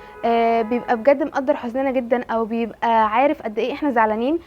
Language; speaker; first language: Arabic; native; Arabic